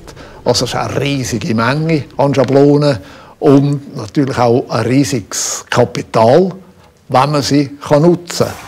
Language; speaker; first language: German; native; German